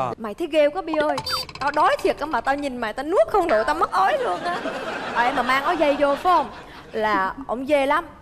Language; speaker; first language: Vietnamese; early bilingual, heritage; Vietnamese